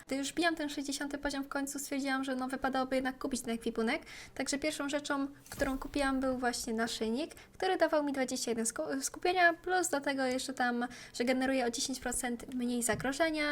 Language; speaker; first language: Polish; native; Polish